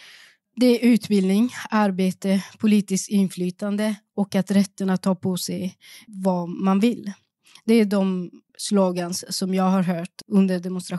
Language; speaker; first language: Swedish; early bilingual, other home language; Persian